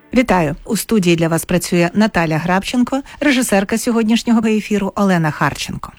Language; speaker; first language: Ukrainian; native; Ukrainian